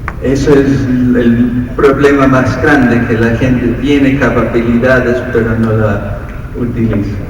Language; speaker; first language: Spanish; non-native, fluent; English